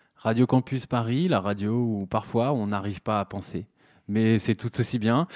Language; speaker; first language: French; native; French